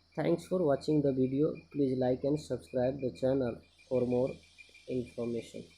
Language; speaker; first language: English; non-native, local second language; Nepali